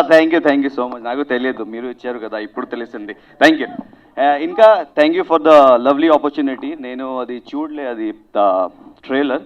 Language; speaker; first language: Telugu; non-native, local second language; Hindi